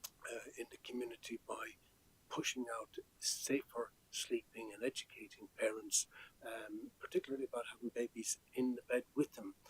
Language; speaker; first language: English; native; English